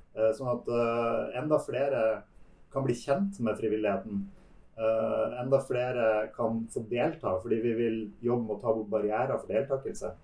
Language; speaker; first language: Norwegian; native; Norwegian